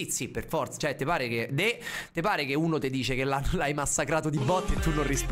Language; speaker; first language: Italian; native; Italian